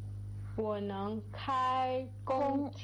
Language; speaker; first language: Chinese; non-native, learner; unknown